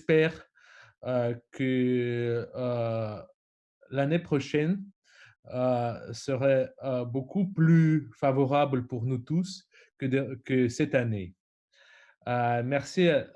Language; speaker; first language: French; non-native, fluent; Russian